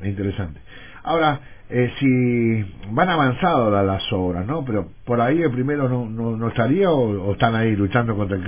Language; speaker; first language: Spanish; native; Spanish